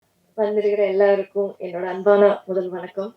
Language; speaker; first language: Tamil; non-native, learner; Malayalam